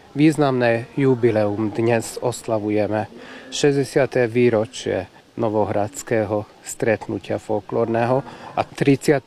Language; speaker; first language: Slovak; early bilingual, heritage; Slovak